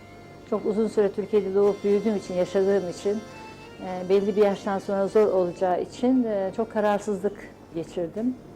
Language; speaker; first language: Turkish; non-native, local second language; Adyghe